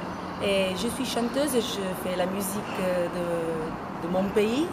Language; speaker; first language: French; non-native, fluent; Italian